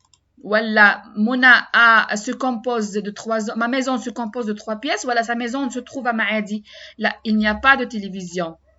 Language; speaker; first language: French; non-native, learner; Arabic